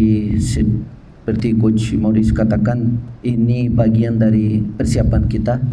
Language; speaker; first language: Indonesian; non-native, fluent; Portuguese